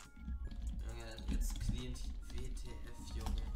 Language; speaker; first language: German; native; German